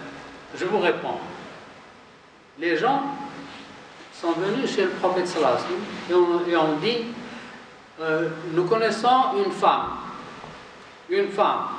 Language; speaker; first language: French; non-native, local second language; Arabic